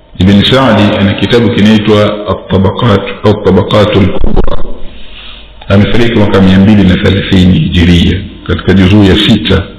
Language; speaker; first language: Swahili; native; Swahili